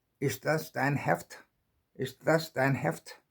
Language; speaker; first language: German; non-native, learner; Korean